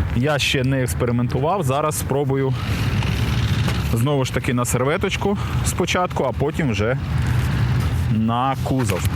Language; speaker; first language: Ukrainian; native; Ukrainian